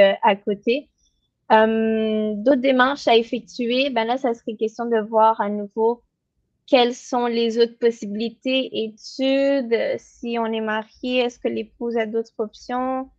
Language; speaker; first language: French; native; French